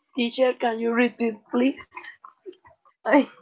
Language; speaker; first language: English; non-native, learner; Spanish